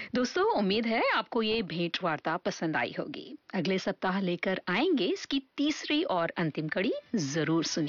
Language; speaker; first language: Hindi; native; Hindi